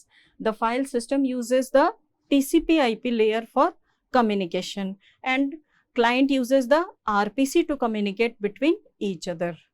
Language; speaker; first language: English; non-native, local second language; Hindi